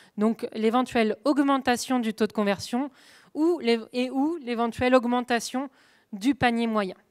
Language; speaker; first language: French; native; French